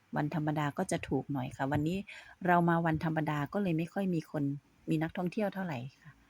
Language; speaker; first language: Thai; native; Thai